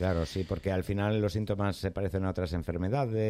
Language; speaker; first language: Spanish; native; Spanish